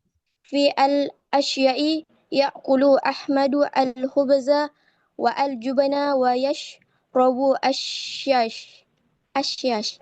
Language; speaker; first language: Arabic; non-native, learner; Indonesian